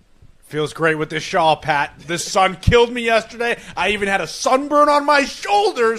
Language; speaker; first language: English; native; English